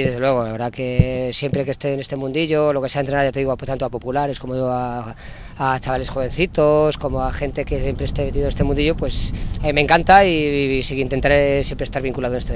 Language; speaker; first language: Spanish; native; Spanish